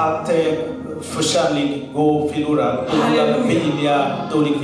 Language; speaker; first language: Swedish; non-native, learner; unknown